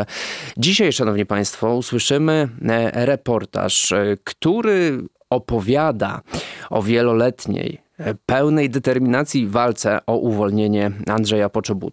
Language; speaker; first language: Polish; native; Polish